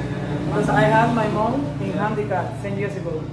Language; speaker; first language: English; non-native, learner; Spanish